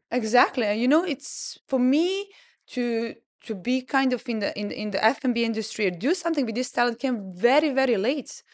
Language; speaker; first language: English; non-native, fluent; Serbian